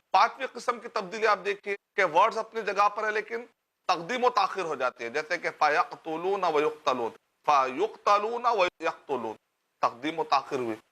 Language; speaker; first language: Urdu; native; Urdu